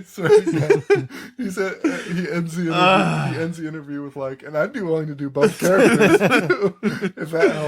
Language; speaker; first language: English; native; English